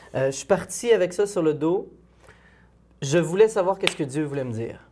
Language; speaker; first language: French; native; French